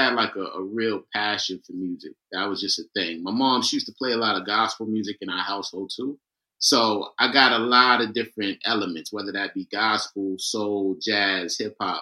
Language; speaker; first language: English; native; English